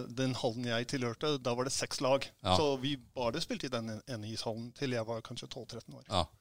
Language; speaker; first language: Norwegian; early bilingual, heritage; Norwegian